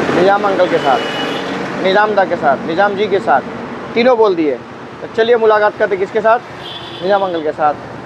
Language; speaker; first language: Hindi; non-native, local second language; Bangla